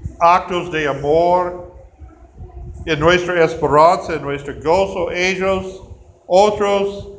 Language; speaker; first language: Spanish; non-native, fluent; English